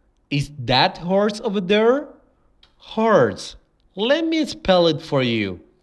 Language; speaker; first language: English; non-native, fluent; Spanish